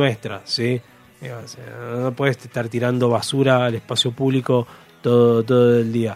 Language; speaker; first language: Spanish; native; Spanish